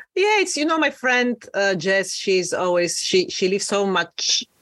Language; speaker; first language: English; non-native, fluent; Bulgarian